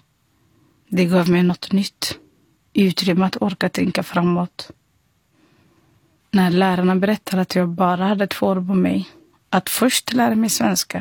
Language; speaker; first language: Swedish; non-native, fluent; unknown